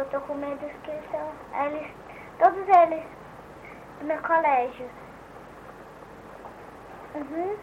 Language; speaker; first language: Portuguese; early bilingual, heritage; Portuguese